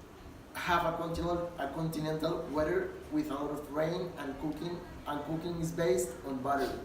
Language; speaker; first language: English; non-native, learner; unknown